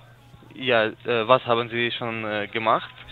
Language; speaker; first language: German; non-native, learner; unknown